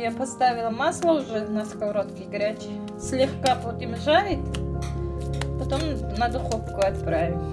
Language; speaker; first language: Russian; non-native, local second language; Tajik